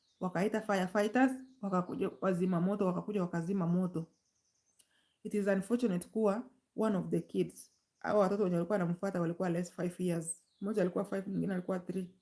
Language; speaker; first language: Swahili; non-native, local second language; Gusii